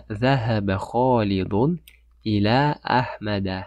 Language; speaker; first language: Arabic; non-native, fluent; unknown